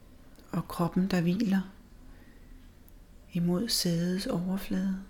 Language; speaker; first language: Danish; native; Danish